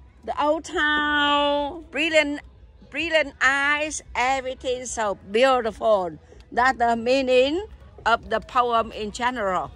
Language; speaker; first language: English; non-native, learner; Vietnamese